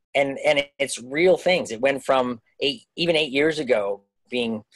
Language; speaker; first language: English; native; English